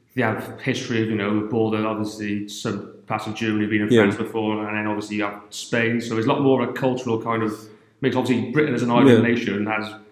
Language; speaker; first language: English; native; English